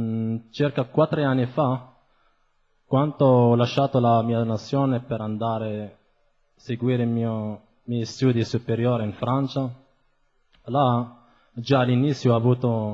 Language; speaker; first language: Italian; non-native, fluent; Arabic